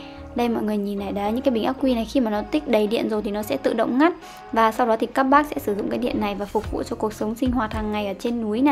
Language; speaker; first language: Vietnamese; native; Vietnamese